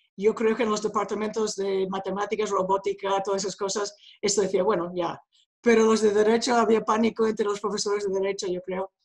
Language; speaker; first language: Spanish; non-native, fluent; English